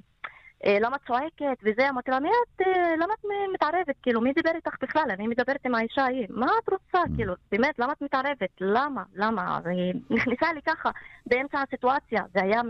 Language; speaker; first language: Hebrew; non-native, local second language; Arabic